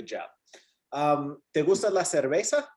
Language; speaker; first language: Spanish; non-native, fluent; English